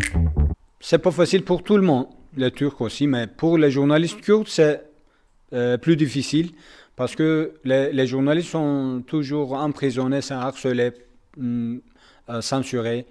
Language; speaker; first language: French; non-native, learner; Kurdish